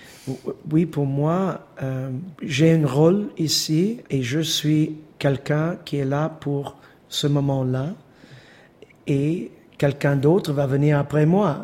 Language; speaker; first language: French; non-native, fluent; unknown